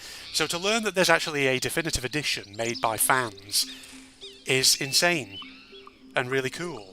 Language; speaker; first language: English; native; English